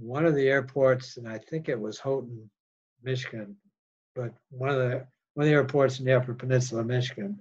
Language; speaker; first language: English; native; English